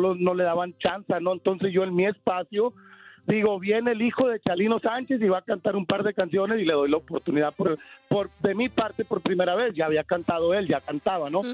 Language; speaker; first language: Spanish; native; Spanish